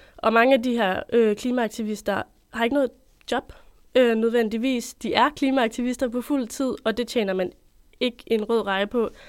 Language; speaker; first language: Danish; native; Danish